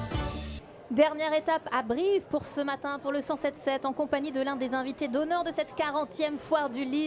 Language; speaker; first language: French; native; French